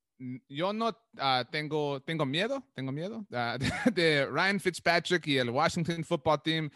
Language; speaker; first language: Spanish; non-native, learner; English